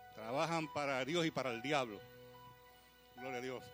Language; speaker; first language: Spanish; early bilingual, heritage; Spanish